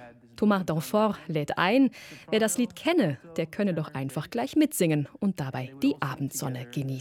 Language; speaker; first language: German; native; German